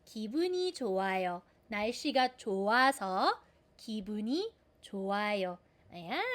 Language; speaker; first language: Korean; non-native, fluent; Filipino